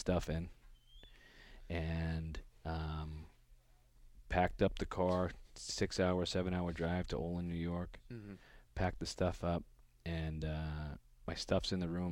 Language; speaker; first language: English; native; English